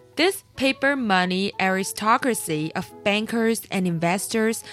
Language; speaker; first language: English; non-native, fluent; Chinese